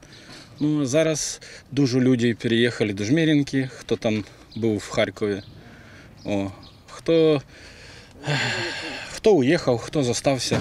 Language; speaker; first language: Polish; non-native, learner; Ukrainian